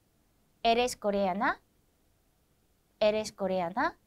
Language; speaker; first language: Spanish; non-native, fluent; Korean